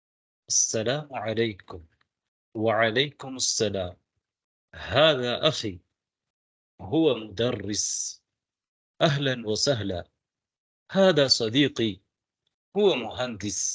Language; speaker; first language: Arabic; non-native, fluent; Tamil